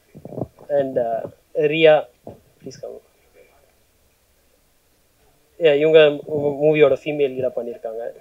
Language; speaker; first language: Tamil; native; Tamil